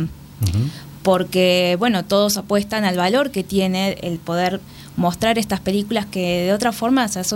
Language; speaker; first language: Spanish; native; Spanish